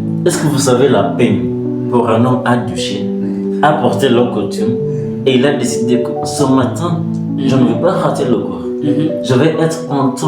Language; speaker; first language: French; non-native, learner; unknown